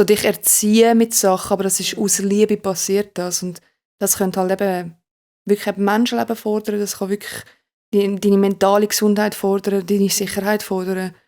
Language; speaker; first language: German; native; German